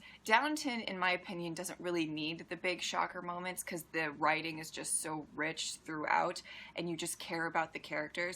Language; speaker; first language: English; native; English